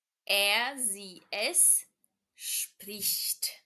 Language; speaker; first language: German; non-native, fluent; Portuguese